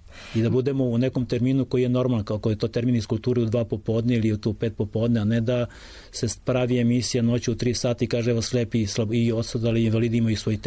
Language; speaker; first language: Serbian; native; Serbian